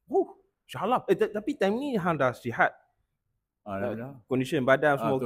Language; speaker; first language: Malay; native; Malay